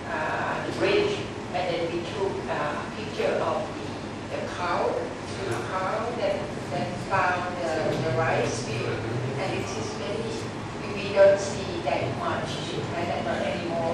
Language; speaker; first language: English; non-native, learner; Thai